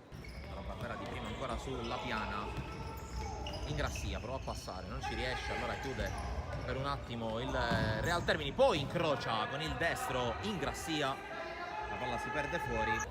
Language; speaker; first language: Italian; native; Italian